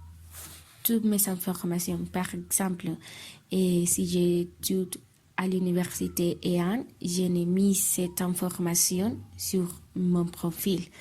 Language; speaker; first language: French; non-native, learner; Spanish